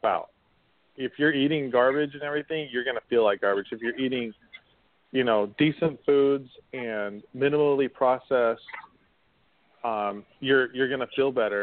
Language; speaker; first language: English; native; English